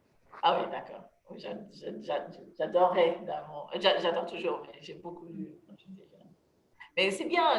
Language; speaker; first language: French; non-native, fluent; English